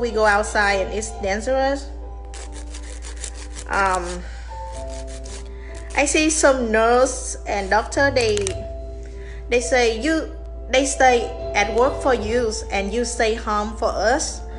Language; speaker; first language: English; non-native, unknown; Vietnamese